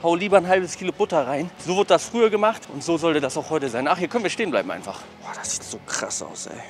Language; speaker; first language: German; native; German